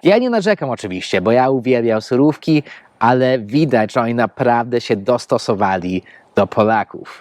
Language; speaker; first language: Polish; non-native, fluent; English